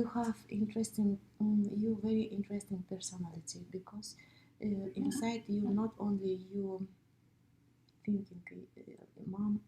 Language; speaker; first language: English; non-native, learner; Russian